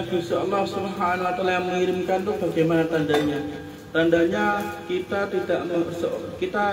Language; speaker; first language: Indonesian; native; Indonesian